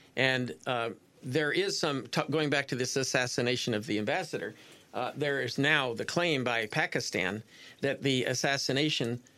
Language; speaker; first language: English; native; English